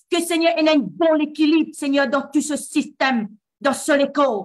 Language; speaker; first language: French; non-native, local second language; Morisyen